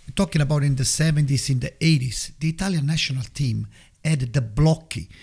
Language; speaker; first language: English; non-native, fluent; Italian